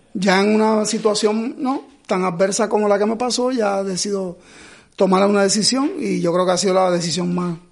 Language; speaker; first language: Spanish; native; Spanish